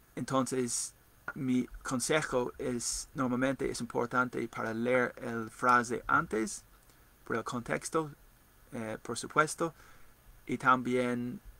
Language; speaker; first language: Spanish; non-native, learner; English